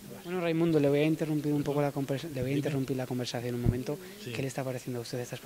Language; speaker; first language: Spanish; native; Spanish